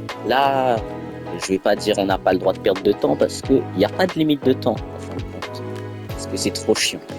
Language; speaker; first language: French; native; French